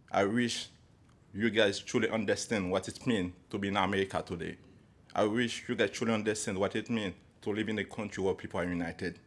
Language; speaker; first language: English; non-native, fluent; Haitian Creole